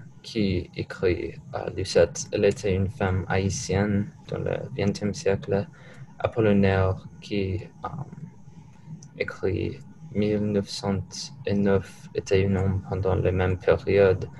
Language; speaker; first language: French; non-native, learner; English